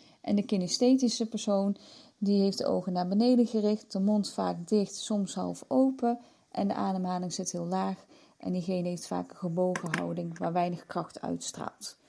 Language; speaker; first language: Dutch; native; Dutch